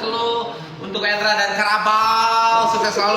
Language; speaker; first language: Indonesian; native; Indonesian